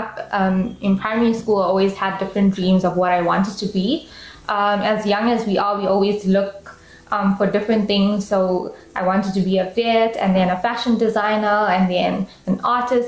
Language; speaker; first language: English; native; English